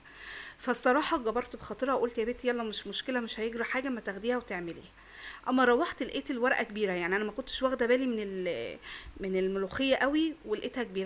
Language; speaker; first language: Arabic; native; Arabic